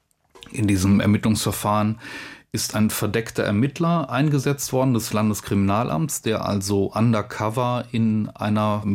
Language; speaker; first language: German; native; German